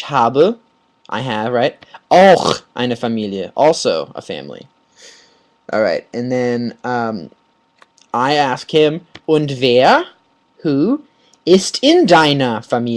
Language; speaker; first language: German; non-native, fluent; English